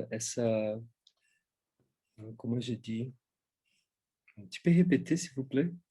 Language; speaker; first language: French; non-native, learner; Portuguese